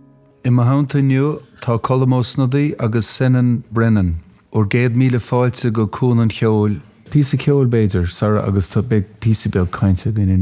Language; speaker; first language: Irish; native; Irish